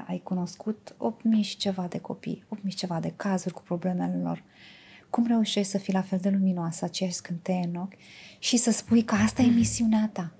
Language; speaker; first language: Romanian; native; Romanian